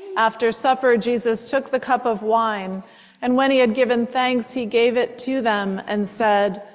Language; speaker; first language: English; native; English